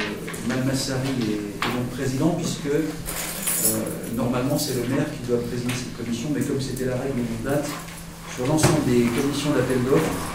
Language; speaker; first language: French; native; French